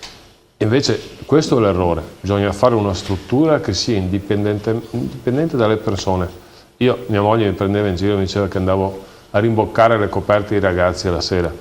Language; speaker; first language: Italian; native; Italian